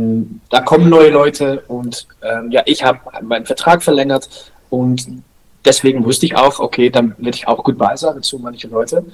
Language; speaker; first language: German; non-native, learner; Dutch